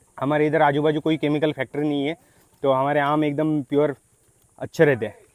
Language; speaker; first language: Hindi; non-native, local second language; Marathi